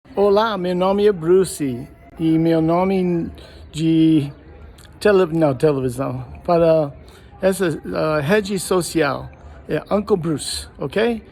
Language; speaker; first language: Portuguese; non-native, learner; English